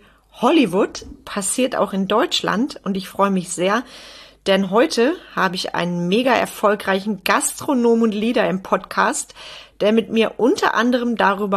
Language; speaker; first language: German; native; German